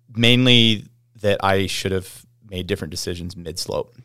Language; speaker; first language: English; native; English